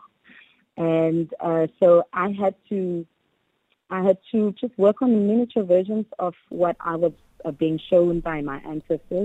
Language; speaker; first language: English; non-native, local second language; Xhosa